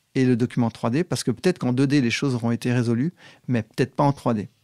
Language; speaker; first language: French; native; French